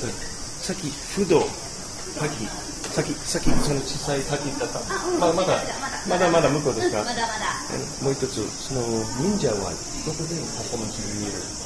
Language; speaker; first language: Japanese; non-native, learner; English